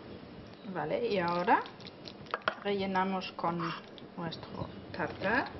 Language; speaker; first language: Spanish; non-native, fluent; German